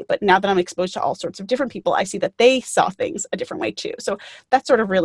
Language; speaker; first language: English; native; English